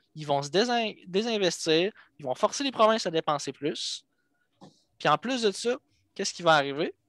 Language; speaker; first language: French; native; French